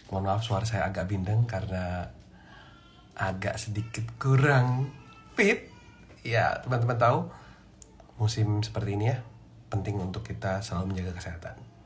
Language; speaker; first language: Indonesian; native; Indonesian